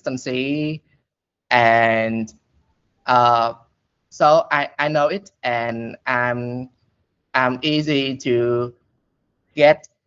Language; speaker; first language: English; non-native, learner; Vietnamese